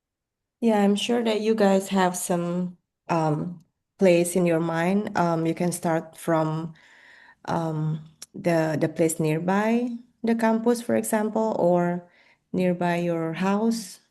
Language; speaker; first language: English; non-native, fluent; Indonesian